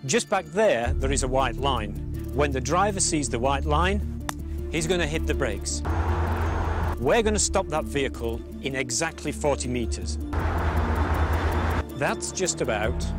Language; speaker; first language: English; native; English